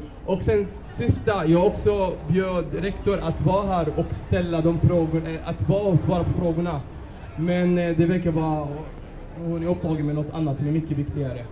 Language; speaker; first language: Swedish; non-native, fluent; Arabic